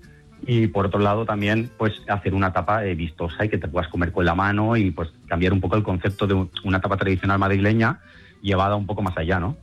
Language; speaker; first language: Spanish; native; Spanish